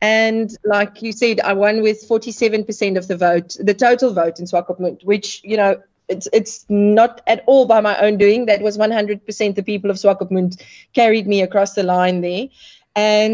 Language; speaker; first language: English; non-native, local second language; Afrikaans